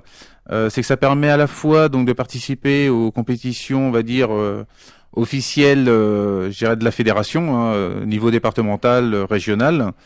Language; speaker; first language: French; native; French